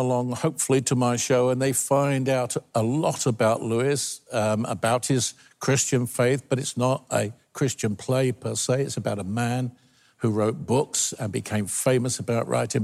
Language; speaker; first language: English; native; English